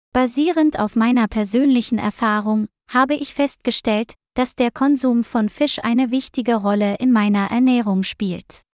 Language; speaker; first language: German; non-native, learner; Vietnamese